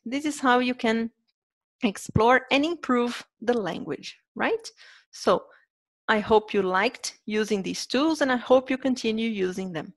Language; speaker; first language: English; non-native, fluent; Portuguese